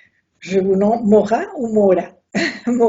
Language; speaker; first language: French; non-native, fluent; Spanish